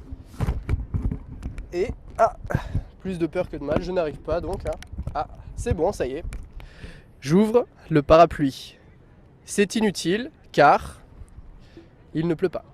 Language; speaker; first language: French; native; French